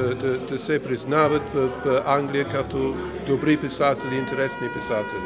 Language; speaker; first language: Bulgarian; non-native, fluent; English